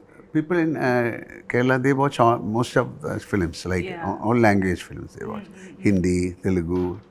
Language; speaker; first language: English; non-native, local second language; Malayalam